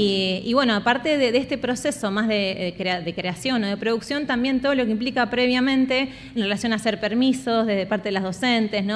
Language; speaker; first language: Spanish; native; Spanish